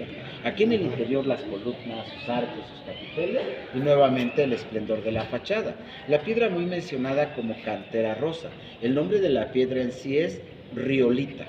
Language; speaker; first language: Spanish; native; Spanish